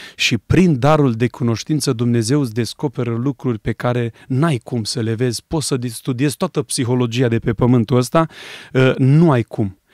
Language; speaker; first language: Romanian; native; Romanian